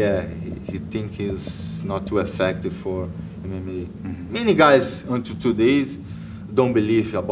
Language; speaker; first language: English; non-native, learner; Portuguese